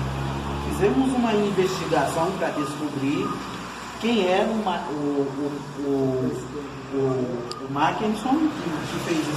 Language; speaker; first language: Portuguese; non-native, fluent; Haitian Creole